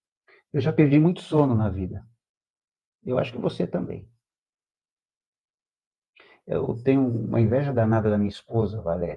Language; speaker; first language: Portuguese; native; Portuguese